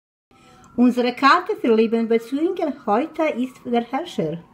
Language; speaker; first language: German; non-native, fluent; Croatian